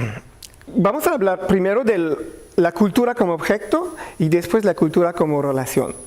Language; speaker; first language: Spanish; non-native, learner; French